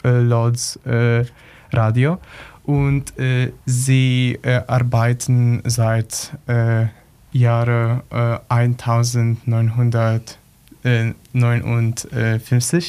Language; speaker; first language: German; non-native, learner; Polish